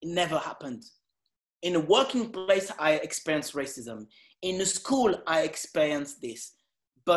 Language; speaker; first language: English; non-native, fluent; French